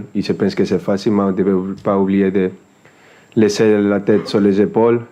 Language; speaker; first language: French; non-native, fluent; Spanish